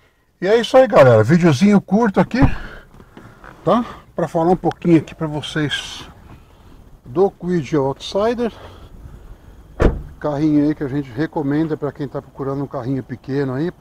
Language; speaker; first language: Portuguese; native; Portuguese